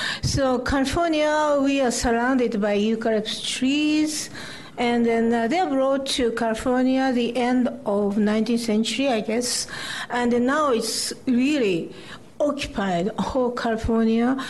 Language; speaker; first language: English; non-native, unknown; Japanese